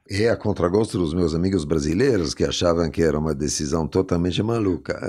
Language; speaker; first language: Portuguese; non-native, fluent; Italian